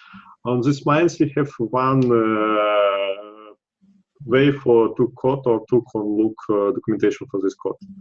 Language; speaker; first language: English; non-native, learner; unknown